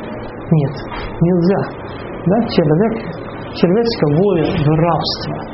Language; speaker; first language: Russian; non-native, fluent; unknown